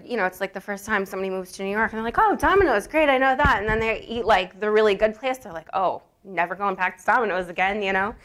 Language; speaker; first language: English; native; English